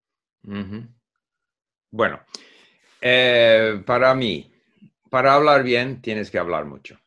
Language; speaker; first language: Spanish; non-native, fluent; English